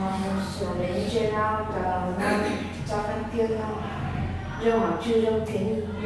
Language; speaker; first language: Chinese; non-native, learner; Vietnamese